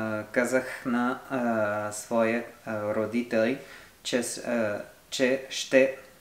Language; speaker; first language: Bulgarian; non-native, learner; French